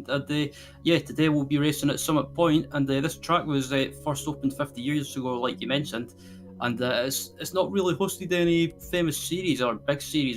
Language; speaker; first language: English; native; English